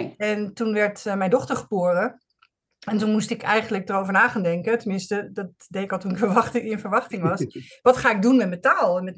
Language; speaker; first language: Dutch; native; Dutch